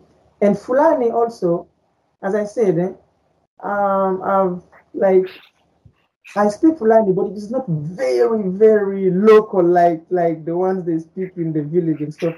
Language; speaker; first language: English; non-native, fluent; Fula